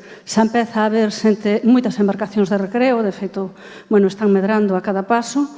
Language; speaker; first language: Galician; native; Galician